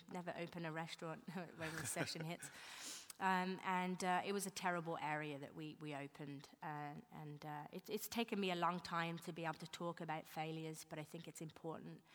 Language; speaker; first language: English; native; English